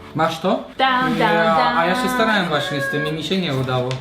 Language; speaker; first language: Polish; non-native, fluent; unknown